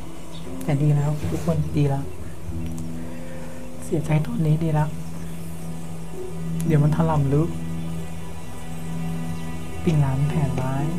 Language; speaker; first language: Thai; native; Thai